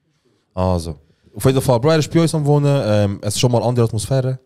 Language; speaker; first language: German; native; German